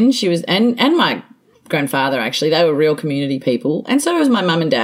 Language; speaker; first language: English; native; English